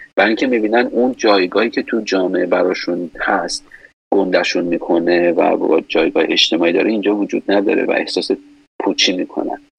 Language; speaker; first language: Persian; native; Persian